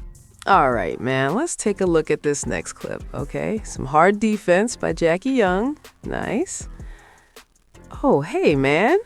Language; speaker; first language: English; native; English